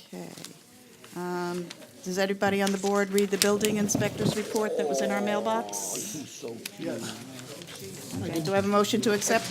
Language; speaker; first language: English; native; English